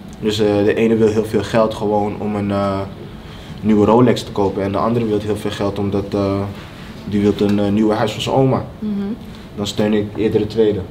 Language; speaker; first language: Dutch; early bilingual, other home language; Papiamento